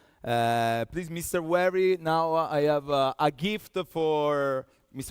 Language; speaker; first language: English; non-native, fluent; Italian